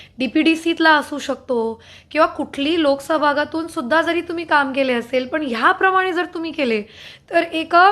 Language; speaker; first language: Marathi; non-native, fluent; Hindi